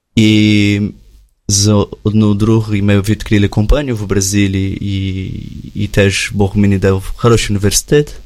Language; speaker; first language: Ukrainian; non-native, learner; Portuguese